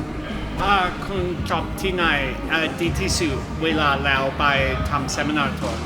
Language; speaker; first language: Thai; non-native, learner; English